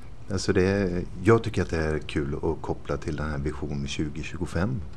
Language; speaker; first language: Swedish; native; Swedish